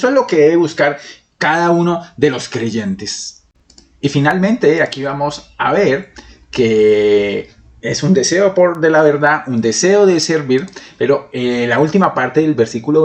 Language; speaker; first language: Spanish; native; Spanish